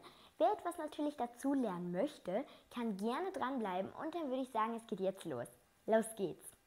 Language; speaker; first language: German; early bilingual, other home language; Macedonian